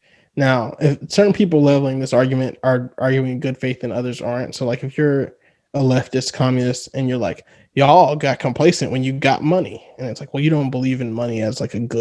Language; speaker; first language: English; native; English